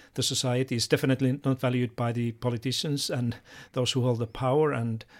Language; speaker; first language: English; non-native, fluent; Finnish